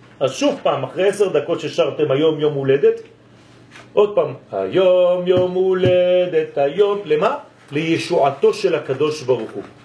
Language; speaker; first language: Hebrew; non-native, fluent; French